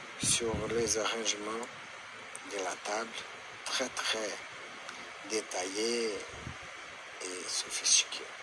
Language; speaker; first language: French; non-native, learner; Portuguese